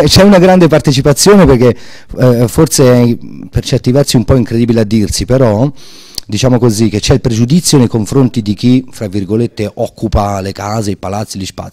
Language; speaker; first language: Italian; native; Italian